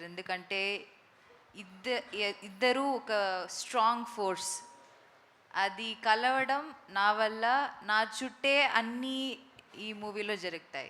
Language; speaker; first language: Telugu; non-native, fluent; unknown